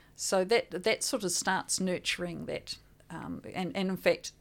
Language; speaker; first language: English; native; English